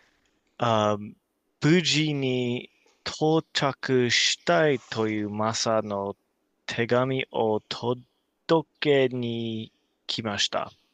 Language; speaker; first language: Japanese; non-native, learner; English